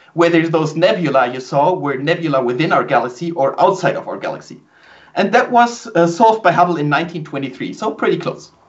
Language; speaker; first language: English; non-native, fluent; German